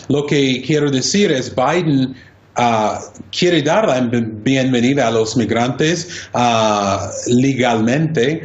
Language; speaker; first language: Spanish; non-native, fluent; English